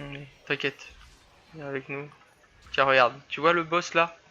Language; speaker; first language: French; native; French